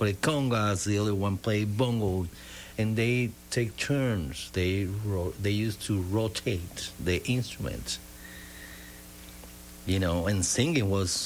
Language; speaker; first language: English; non-native, fluent; Spanish